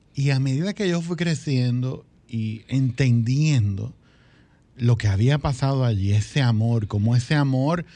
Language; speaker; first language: Spanish; native; Spanish